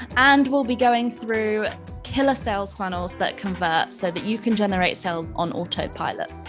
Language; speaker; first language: English; native; English